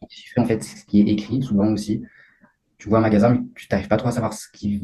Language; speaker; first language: French; native; French